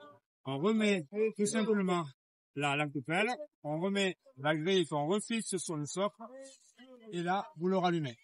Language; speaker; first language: French; native; French